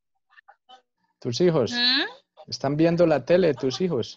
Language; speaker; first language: Spanish; native; Spanish